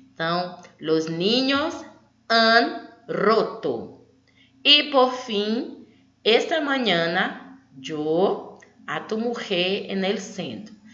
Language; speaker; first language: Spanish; non-native, learner; Portuguese